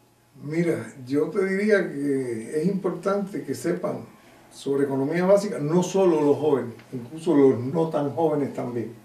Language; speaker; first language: Spanish; native; Spanish